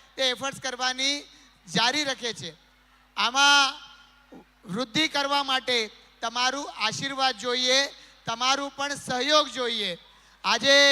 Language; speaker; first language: Gujarati; non-native, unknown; Marathi